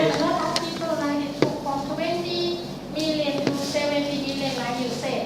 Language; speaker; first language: English; non-native, learner; Thai